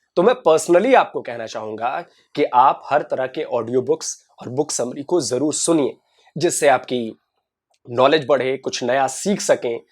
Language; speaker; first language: Hindi; native; Hindi